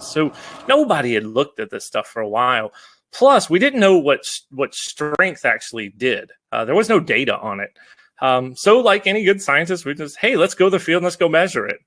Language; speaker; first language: English; native; English